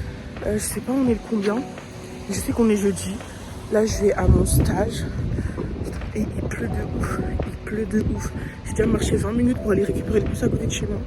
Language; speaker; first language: French; native; French